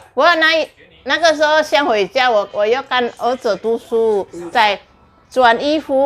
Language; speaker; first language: Chinese; non-native, learner; Indonesian